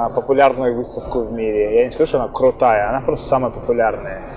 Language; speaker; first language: Russian; non-native, fluent; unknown